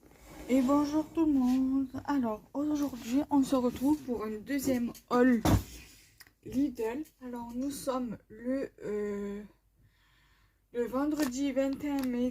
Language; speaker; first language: French; native; French